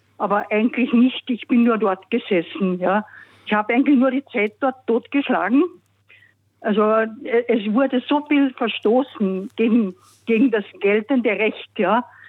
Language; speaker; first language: German; non-native, local second language; Slovenian